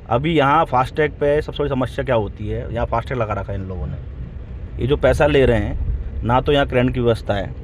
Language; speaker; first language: Hindi; native; Hindi